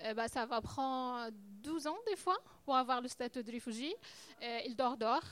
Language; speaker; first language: French; non-native, fluent; Arabic